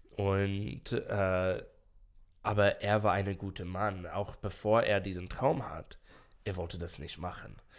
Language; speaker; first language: German; non-native, fluent; English